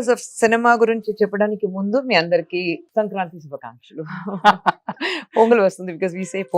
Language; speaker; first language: Telugu; non-native, fluent; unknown